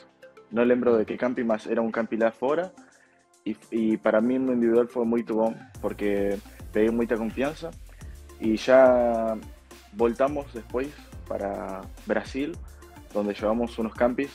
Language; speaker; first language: Portuguese; non-native, fluent; Spanish